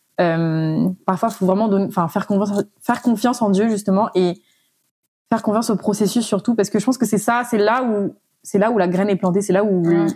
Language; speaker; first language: French; non-native, local second language; Malagasy